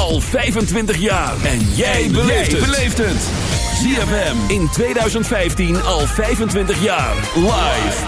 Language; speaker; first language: Dutch; native; Dutch